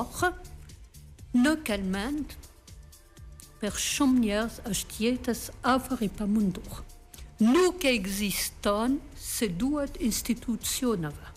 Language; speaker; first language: Albanian; non-native, learner; French